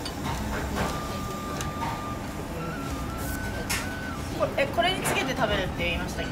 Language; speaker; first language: Japanese; native; Japanese